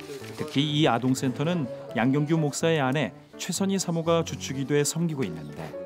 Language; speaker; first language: Korean; native; Korean